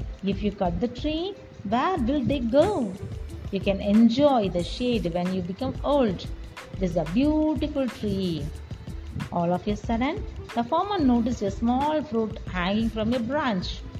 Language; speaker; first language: English; non-native, local second language; Tamil